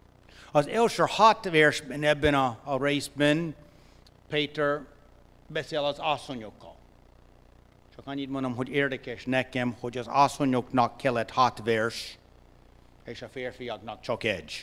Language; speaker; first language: Hungarian; non-native, fluent; English